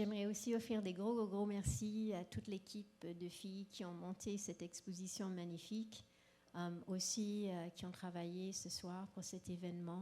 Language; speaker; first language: French; non-native, local second language; English